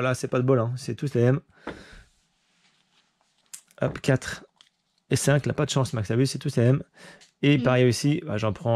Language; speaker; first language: French; native; French